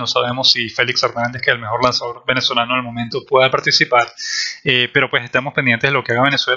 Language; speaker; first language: Spanish; native; Spanish